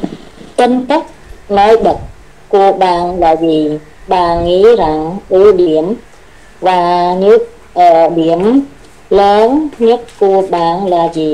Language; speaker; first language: Vietnamese; non-native, learner; Khmer